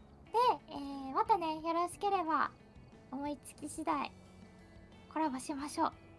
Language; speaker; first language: Japanese; native; Japanese